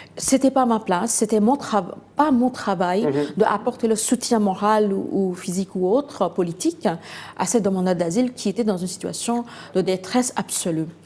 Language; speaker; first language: French; non-native, fluent; Bangla